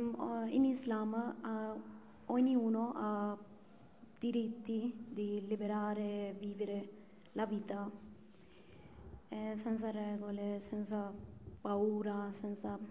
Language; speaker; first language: Italian; non-native, learner; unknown